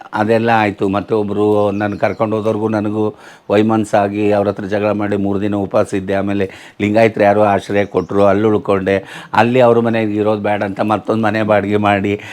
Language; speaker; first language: Kannada; native; Kannada